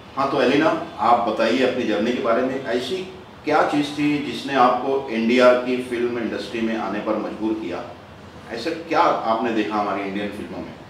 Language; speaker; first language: Hindi; native; Hindi